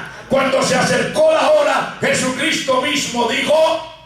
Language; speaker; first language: Spanish; native; Spanish